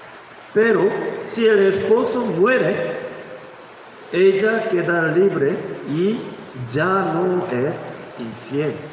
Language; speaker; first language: Spanish; non-native, learner; Korean